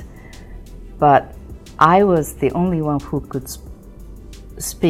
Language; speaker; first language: English; non-native, fluent; Japanese